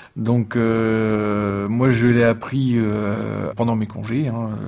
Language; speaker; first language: French; native; French